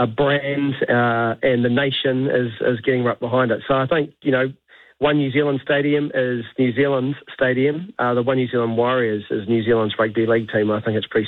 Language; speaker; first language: English; native; English